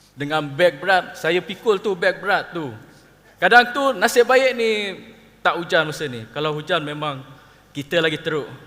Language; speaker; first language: Malay; non-native, local second language; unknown